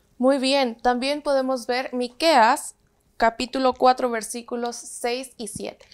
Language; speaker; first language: Spanish; native; Spanish